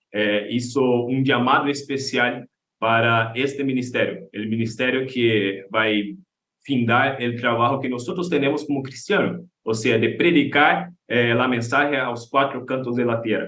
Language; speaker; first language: Spanish; non-native, learner; Portuguese